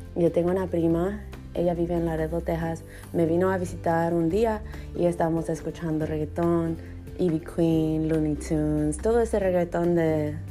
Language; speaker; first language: Spanish; early bilingual, heritage; Spanish